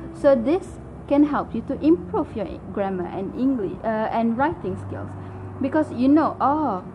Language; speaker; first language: English; non-native, local second language; Malay